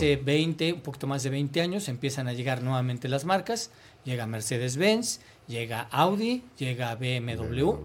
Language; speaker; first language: Spanish; native; Spanish